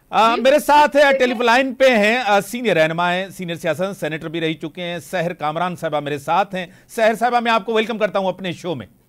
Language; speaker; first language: Urdu; non-native, local second language; Sindhi